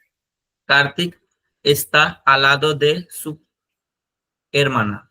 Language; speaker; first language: Spanish; non-native, fluent; Hindi